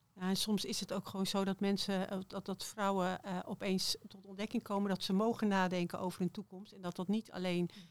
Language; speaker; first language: Dutch; native; Dutch